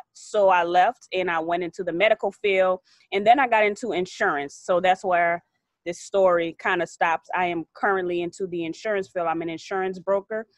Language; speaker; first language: English; native; English